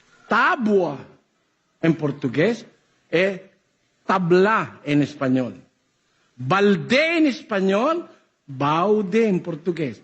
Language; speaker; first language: Portuguese; non-native, learner; Filipino